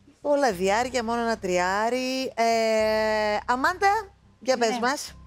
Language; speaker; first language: Greek; native; Greek